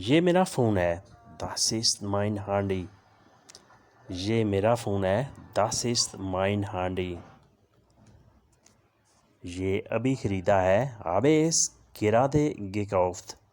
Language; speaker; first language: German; non-native, learner; Urdu